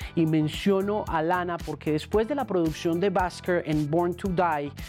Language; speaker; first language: Spanish; native; Spanish